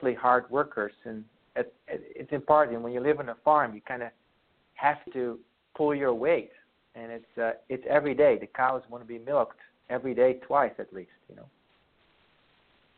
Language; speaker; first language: English; non-native, fluent; Western Frisian